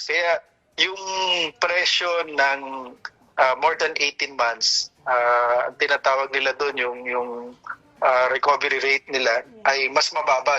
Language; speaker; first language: Filipino; native; Filipino